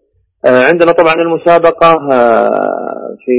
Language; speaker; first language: Arabic; native; Arabic